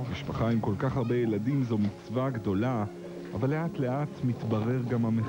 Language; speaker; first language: Hebrew; native; Hebrew